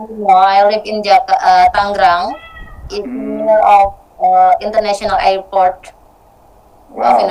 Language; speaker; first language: English; non-native, learner; Indonesian